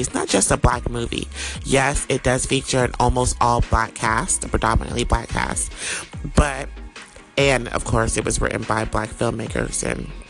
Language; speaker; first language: English; native; English